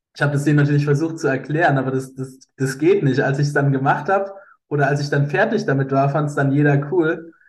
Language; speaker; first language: German; native; German